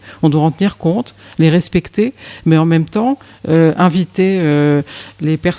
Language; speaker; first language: French; native; French